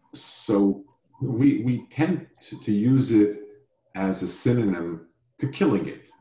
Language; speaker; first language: English; native; English